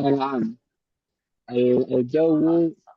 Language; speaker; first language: Arabic; non-native, fluent; Indonesian